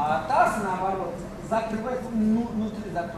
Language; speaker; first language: Russian; non-native, learner; Chinese